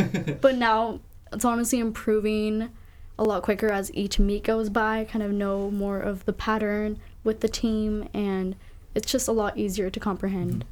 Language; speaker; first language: English; native; English